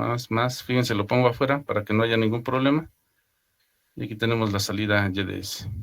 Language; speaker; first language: Spanish; native; Spanish